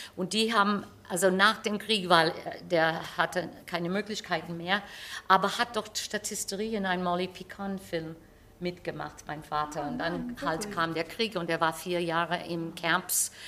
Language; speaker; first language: German; non-native, fluent; English